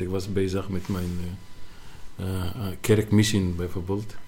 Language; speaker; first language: Dutch; non-native, learner; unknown